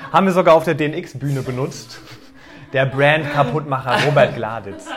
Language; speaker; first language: German; native; German